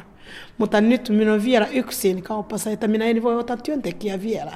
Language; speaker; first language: Finnish; non-native, learner; Kinyarwanda